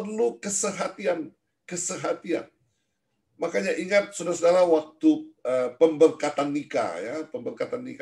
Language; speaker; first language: Indonesian; native; Indonesian